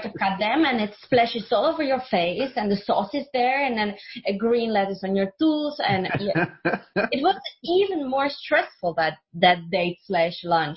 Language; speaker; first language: English; non-native, fluent; Czech